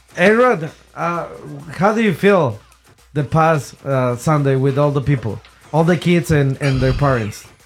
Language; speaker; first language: English; non-native, learner; Spanish